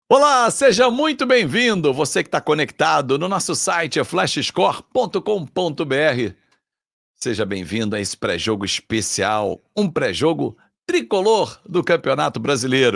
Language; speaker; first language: Portuguese; native; Portuguese